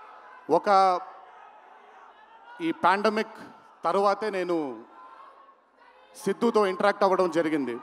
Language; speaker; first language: Telugu; native; Telugu